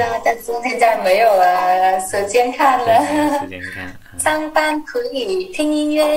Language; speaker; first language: Chinese; non-native, learner; Vietnamese